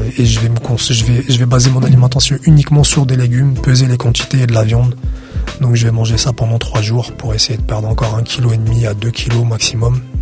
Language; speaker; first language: French; early bilingual, other home language; Arabic